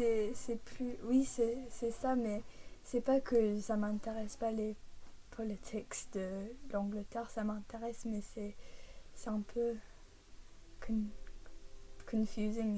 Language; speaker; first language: French; early bilingual, heritage; English